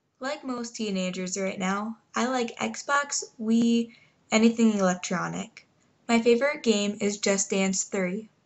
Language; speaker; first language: English; native; English